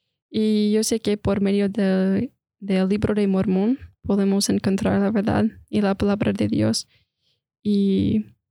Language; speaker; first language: Spanish; non-native, fluent; English